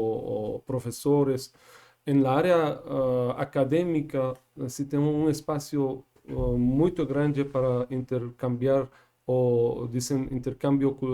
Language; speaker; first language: Portuguese; non-native, learner; Persian